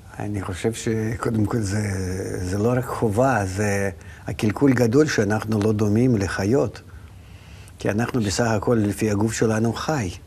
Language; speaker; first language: Hebrew; non-native, fluent; Russian